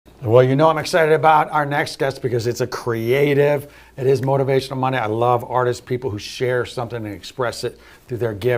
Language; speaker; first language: English; native; English